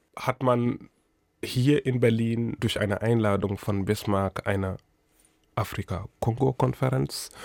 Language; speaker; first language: German; non-native, fluent; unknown